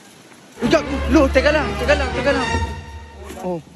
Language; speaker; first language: Filipino; native; Filipino